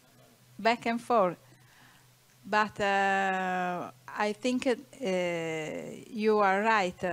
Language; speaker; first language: English; non-native, learner; Italian